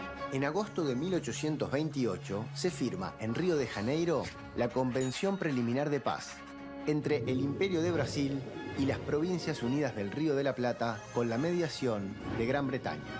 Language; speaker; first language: Spanish; native; Spanish